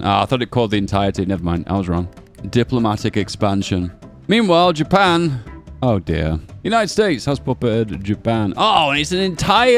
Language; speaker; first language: English; native; English